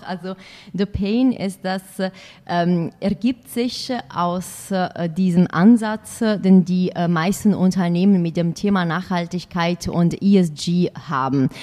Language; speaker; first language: German; non-native, fluent; Italian